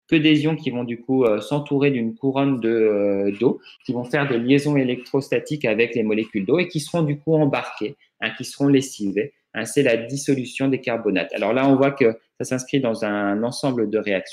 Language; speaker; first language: French; native; French